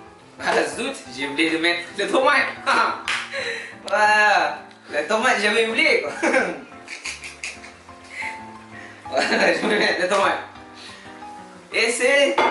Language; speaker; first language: French; non-native, learner; Malay